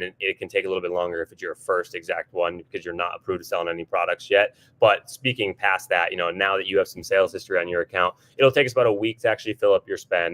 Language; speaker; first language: English; native; English